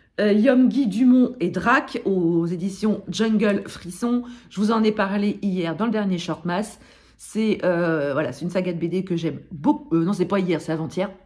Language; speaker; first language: French; native; French